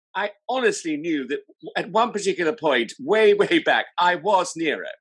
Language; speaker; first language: English; native; English